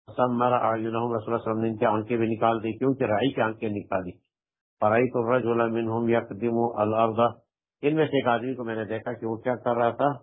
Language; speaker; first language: Urdu; non-native, local second language; Pashto